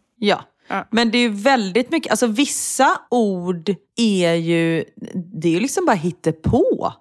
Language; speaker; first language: Swedish; native; Swedish